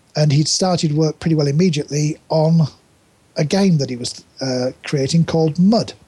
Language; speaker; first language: English; native; English